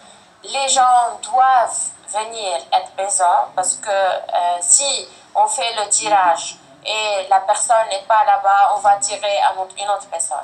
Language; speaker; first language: French; non-native, fluent; Arabic